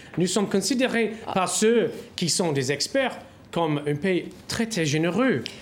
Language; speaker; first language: French; non-native, fluent; English